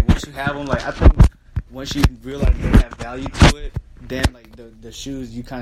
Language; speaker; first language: English; native; English